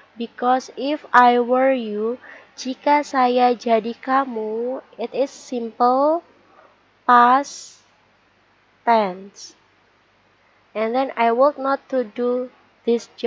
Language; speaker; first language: English; non-native, learner; Indonesian